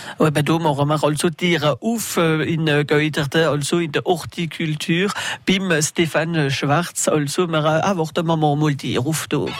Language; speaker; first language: German; non-native, local second language; French